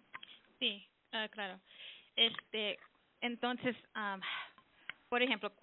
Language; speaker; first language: Spanish; early bilingual, heritage; English